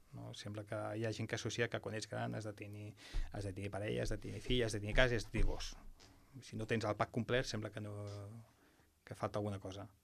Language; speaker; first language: Catalan; non-native, local second language; Spanish